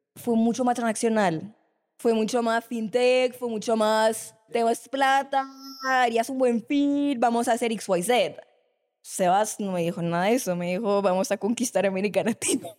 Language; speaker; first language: Spanish; non-native, fluent; French